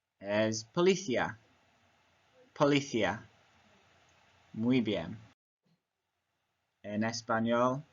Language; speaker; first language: Spanish; non-native, learner; English